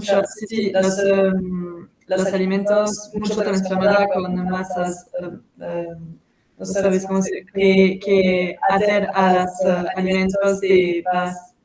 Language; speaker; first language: Spanish; non-native, learner; French